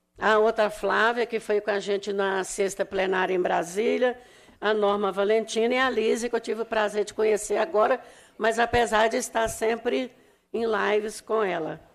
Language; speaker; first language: Portuguese; native; Portuguese